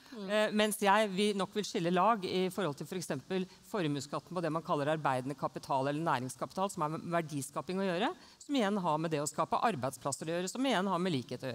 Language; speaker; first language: Norwegian; native; Norwegian